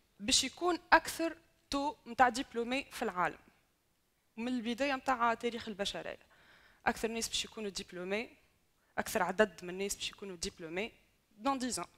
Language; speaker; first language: Arabic; native; Arabic